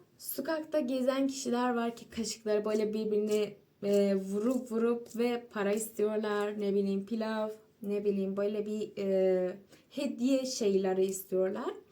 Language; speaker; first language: Turkish; non-native, fluent; Persian